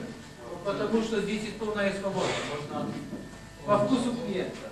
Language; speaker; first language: Russian; non-native, learner; Polish